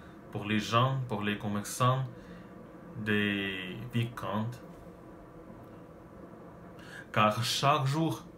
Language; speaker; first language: French; non-native, learner; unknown